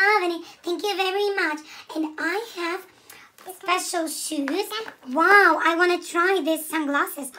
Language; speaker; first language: English; non-native, learner; Russian